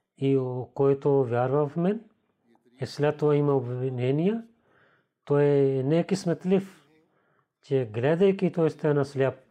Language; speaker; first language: Bulgarian; non-native, learner; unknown